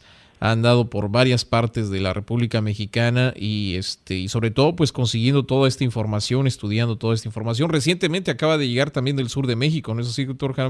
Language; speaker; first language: Spanish; native; Spanish